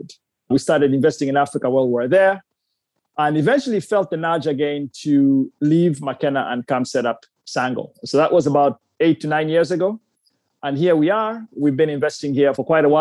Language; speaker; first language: English; non-native, local second language; Ganda